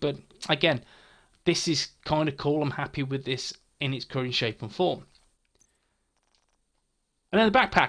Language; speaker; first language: English; native; English